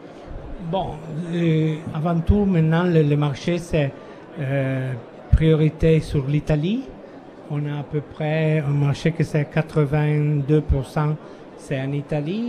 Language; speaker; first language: French; non-native, fluent; Italian